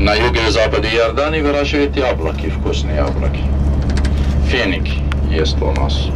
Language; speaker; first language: Russian; non-native, fluent; Arabic